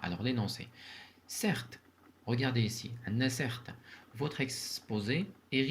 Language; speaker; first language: French; non-native, local second language; Arabic